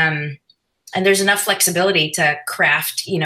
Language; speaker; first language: English; non-native, local second language; Filipino